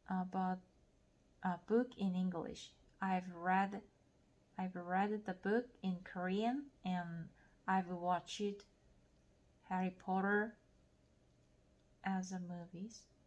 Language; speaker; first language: English; non-native, learner; Korean